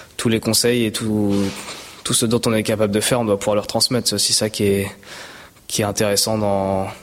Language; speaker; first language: French; native; French